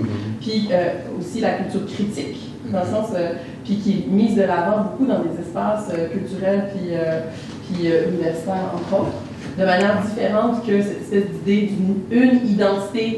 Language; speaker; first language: French; native; French